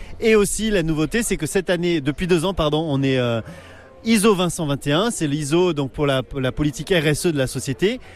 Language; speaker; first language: French; native; French